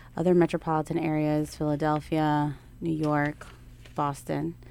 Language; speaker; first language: English; native; English